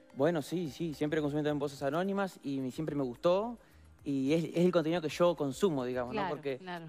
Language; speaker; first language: Spanish; native; Spanish